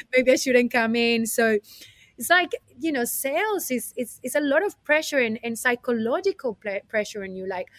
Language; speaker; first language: English; non-native, fluent; Spanish